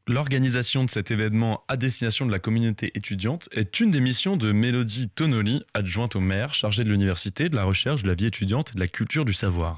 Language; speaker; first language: French; native; French